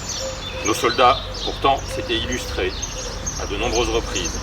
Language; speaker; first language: French; native; French